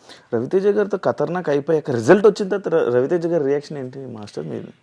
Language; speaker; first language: Telugu; native; Telugu